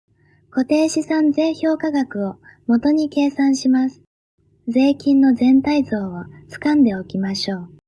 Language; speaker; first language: Japanese; native; Japanese